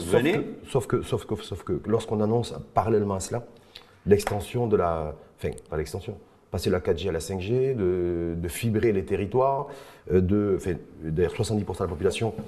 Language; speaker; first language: French; non-native, local second language; Arabic